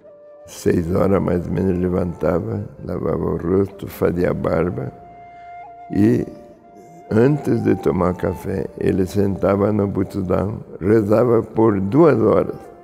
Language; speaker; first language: Portuguese; early bilingual, other home language; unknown